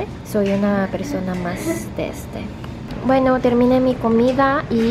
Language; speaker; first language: Spanish; non-native, fluent; Korean